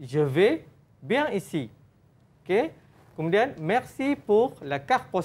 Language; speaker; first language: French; non-native, fluent; Malay